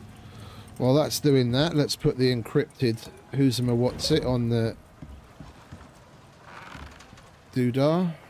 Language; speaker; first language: English; native; English